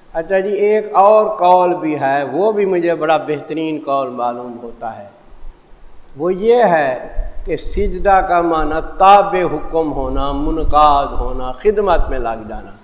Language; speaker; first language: Urdu; non-native, local second language; Saraiki